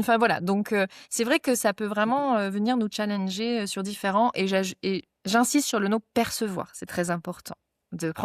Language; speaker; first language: French; native; French